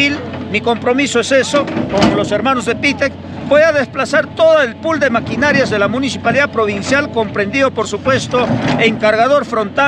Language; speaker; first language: Spanish; native; Spanish